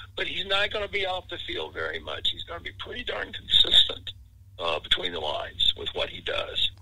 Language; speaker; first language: English; native; English